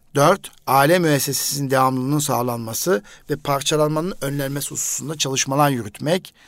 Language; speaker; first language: Turkish; native; Turkish